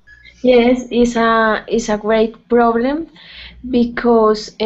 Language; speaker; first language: English; non-native, learner; Spanish